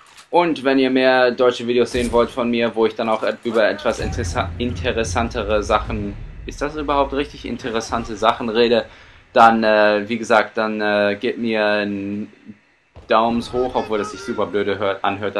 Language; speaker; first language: German; early bilingual, heritage; German